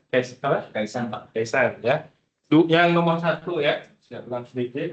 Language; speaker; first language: Indonesian; native; Indonesian